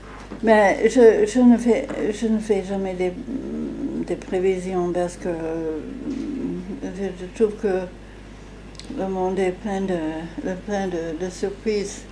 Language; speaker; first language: French; non-native, fluent; English